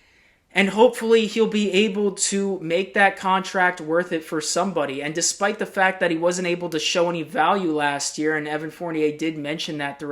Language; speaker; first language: English; native; English